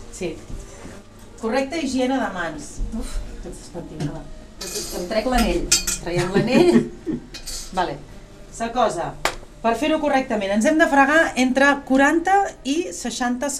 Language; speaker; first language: Catalan; native; Catalan